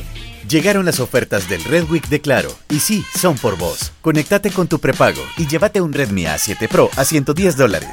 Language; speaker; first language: Spanish; native; Spanish